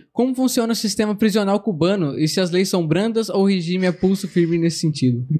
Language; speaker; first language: Portuguese; native; Portuguese